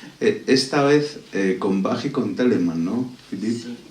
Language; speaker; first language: Spanish; native; Spanish